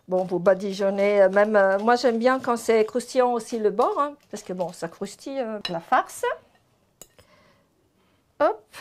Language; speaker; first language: French; non-native, fluent; Italian